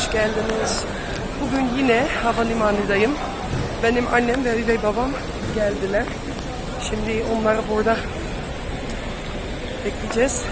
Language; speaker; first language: Turkish; non-native, fluent; Dutch